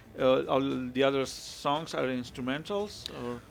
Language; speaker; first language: English; non-native, fluent; Italian